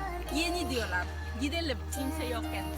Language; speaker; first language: Turkish; non-native, learner; Indonesian